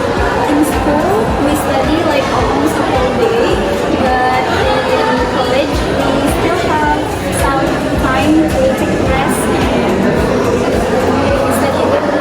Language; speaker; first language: English; non-native, learner; Indonesian